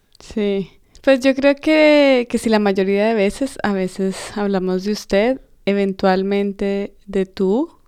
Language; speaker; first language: Spanish; native; Spanish